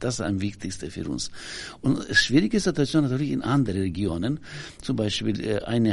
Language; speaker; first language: German; non-native, learner; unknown